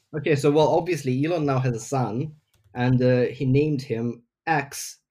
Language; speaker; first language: English; non-native, fluent; Ukrainian